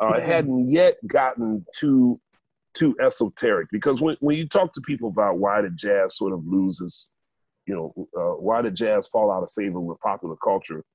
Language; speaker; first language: English; native; English